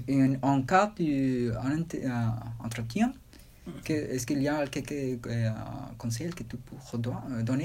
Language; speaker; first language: French; non-native, learner; Spanish